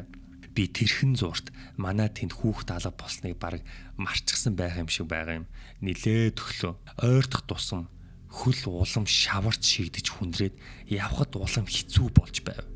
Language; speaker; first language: Mongolian; native; Mongolian